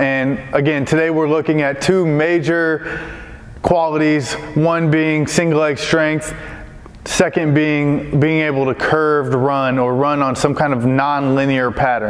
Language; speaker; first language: English; native; English